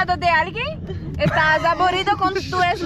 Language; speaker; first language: Spanish; non-native, learner; Portuguese